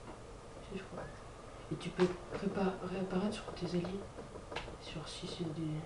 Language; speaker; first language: French; native; French